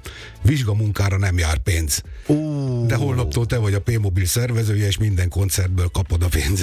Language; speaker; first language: Hungarian; native; Hungarian